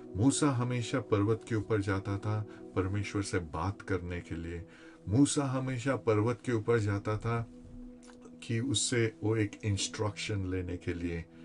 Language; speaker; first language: Hindi; non-native, local second language; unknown